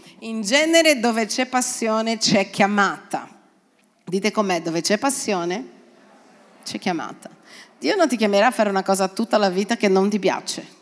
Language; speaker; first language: Italian; non-native, fluent; Portuguese